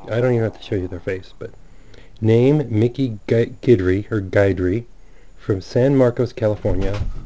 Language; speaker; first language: English; native; English